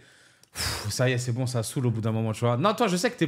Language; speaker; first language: French; native; French